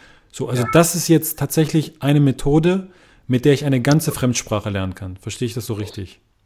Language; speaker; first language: German; native; German